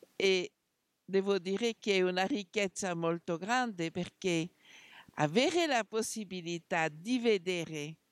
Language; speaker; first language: Italian; non-native, fluent; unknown